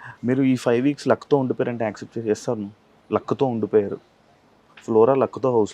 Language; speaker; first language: Telugu; native; Telugu